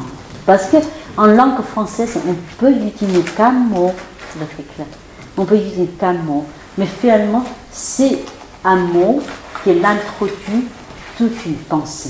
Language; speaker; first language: French; non-native, fluent; Chinese